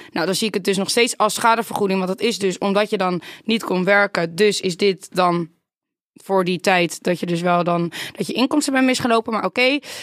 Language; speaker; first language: Dutch; native; Dutch